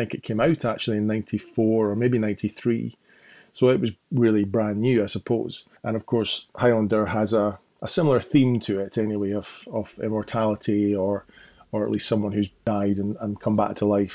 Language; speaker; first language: English; native; English